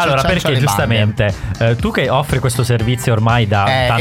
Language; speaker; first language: Italian; native; Italian